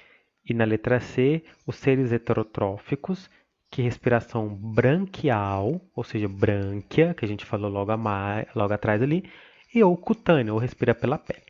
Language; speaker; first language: Portuguese; native; Portuguese